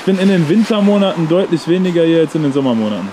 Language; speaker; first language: German; native; German